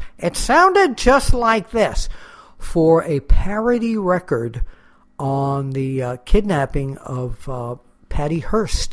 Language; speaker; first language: English; native; English